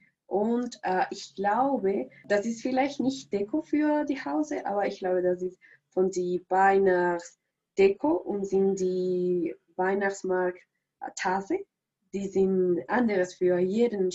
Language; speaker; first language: German; non-native, learner; Spanish